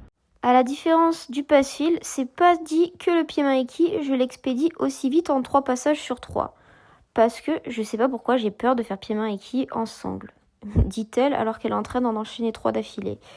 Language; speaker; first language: French; native; French